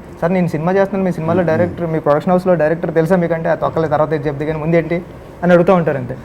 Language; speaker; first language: Telugu; native; Telugu